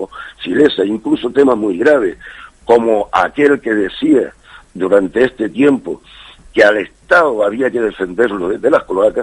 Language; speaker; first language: Spanish; native; Spanish